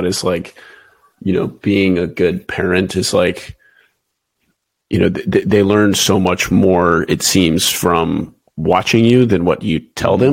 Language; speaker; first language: English; native; English